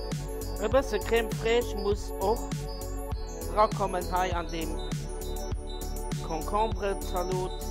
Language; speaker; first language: German; non-native, local second language; Luxembourgish